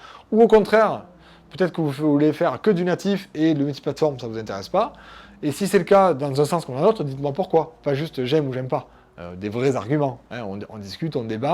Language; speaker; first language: French; native; French